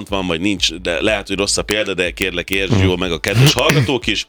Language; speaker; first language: Hungarian; native; Hungarian